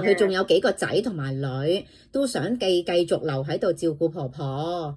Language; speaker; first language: Cantonese; native; Cantonese